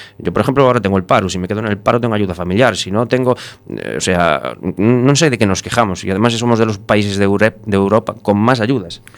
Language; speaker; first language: Spanish; native; Spanish